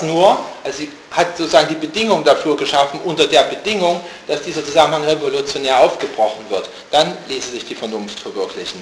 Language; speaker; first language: German; native; German